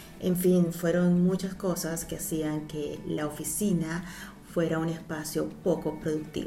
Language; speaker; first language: Spanish; native; Spanish